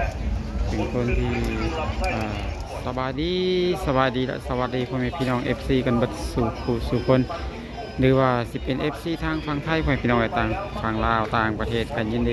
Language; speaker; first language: Thai; non-native, local second language; Lao